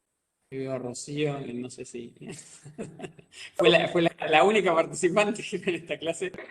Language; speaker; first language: Spanish; native; Spanish